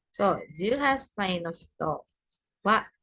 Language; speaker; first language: Japanese; non-native, fluent; Indonesian